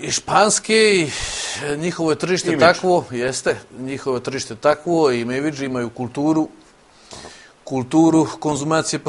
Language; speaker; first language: Serbian; native; Serbian